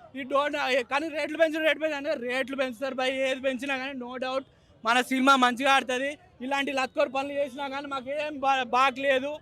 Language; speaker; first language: Telugu; native; Telugu